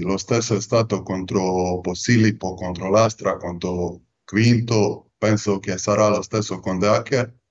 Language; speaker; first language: Italian; non-native, fluent; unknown